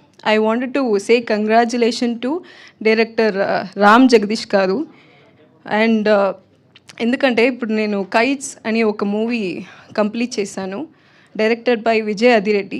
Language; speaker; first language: Telugu; non-native, learner; Tamil